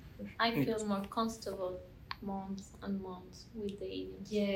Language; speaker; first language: English; non-native, learner; Spanish